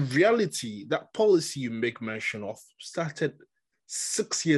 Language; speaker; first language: English; non-native, local second language; Akan